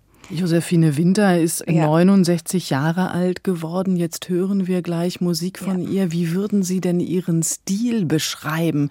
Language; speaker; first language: German; native; German